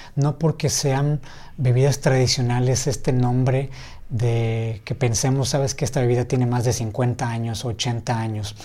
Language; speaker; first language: Spanish; native; Spanish